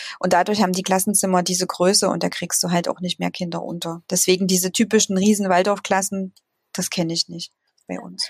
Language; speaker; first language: German; native; German